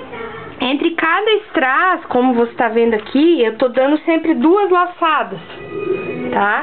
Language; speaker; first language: Portuguese; native; Portuguese